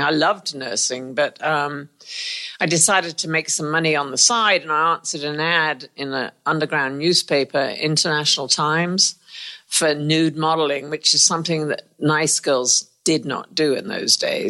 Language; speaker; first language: English; native; English